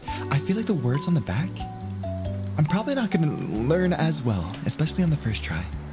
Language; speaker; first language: English; native; English